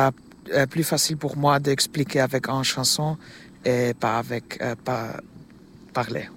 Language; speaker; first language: French; non-native, learner; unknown